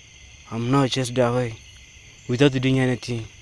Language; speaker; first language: English; non-native, learner; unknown